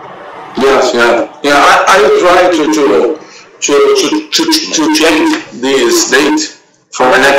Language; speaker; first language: English; non-native, learner; Portuguese